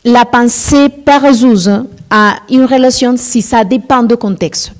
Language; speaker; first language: French; non-native, fluent; Spanish